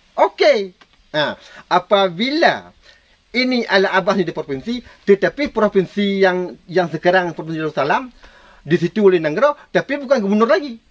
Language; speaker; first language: Malay; non-native, local second language; Minangkabau